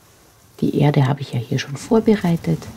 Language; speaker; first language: German; native; German